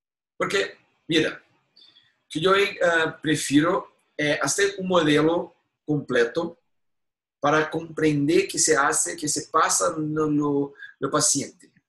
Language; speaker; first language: Spanish; non-native, learner; Portuguese